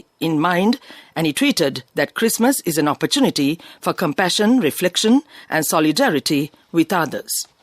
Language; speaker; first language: English; non-native, local second language; Sinhala